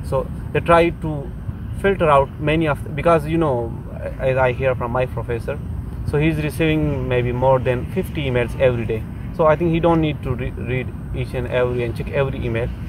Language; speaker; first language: English; non-native, local second language; Urdu